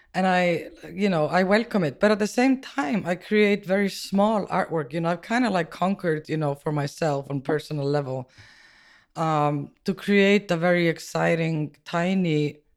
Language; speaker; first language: English; non-native, fluent; Icelandic